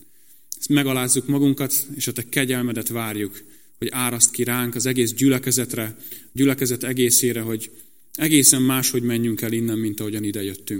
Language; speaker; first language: Hungarian; native; Hungarian